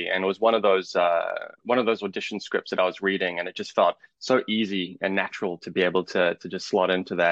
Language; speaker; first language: English; native; English